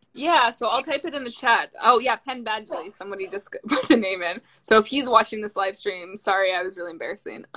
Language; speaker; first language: English; native; English